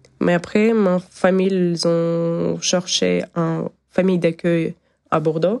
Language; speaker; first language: French; non-native, learner; Ukrainian